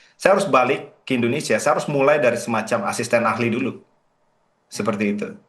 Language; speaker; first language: Indonesian; native; Indonesian